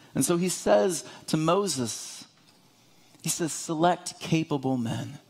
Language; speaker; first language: English; native; English